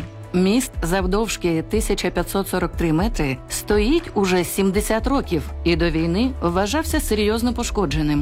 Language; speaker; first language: Ukrainian; native; Ukrainian